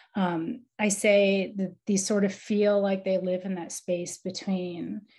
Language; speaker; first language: English; native; English